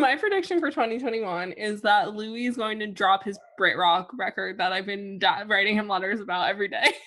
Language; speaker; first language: English; native; English